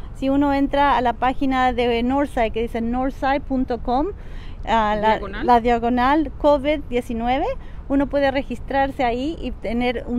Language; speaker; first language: Spanish; native; Spanish